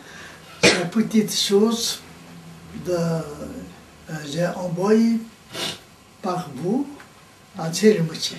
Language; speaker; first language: French; non-native, learner; Tibetan